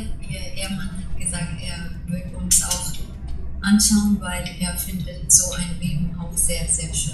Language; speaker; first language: German; non-native, fluent; Arabic